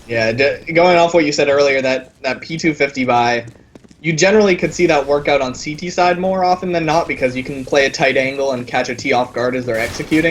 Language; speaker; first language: English; native; English